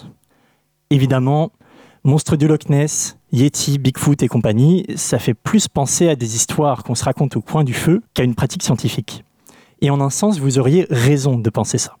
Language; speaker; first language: French; native; French